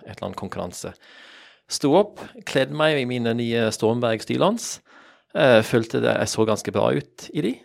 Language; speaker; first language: Norwegian; non-native, fluent; English